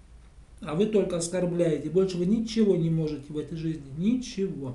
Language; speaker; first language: Russian; native; Russian